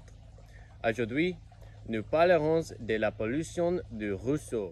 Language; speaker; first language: French; non-native, learner; English